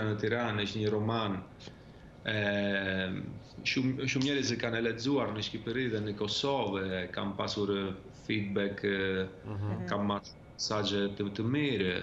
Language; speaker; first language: Albanian; early bilingual, heritage; Albanian